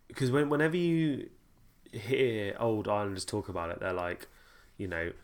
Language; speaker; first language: English; native; English